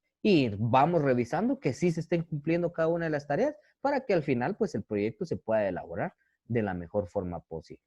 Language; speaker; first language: Spanish; native; Spanish